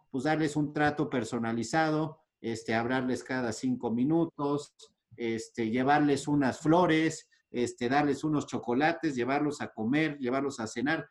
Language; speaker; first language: Spanish; native; Spanish